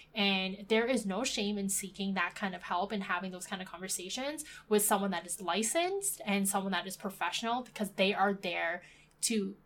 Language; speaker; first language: English; native; English